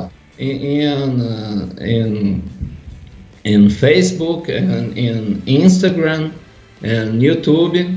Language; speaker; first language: English; non-native, learner; Portuguese